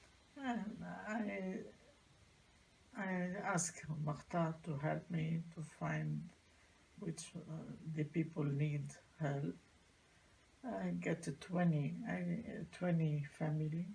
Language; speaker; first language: English; non-native, learner; Arabic